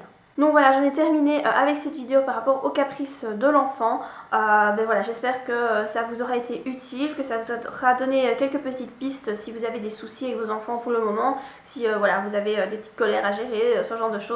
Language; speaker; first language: French; native; French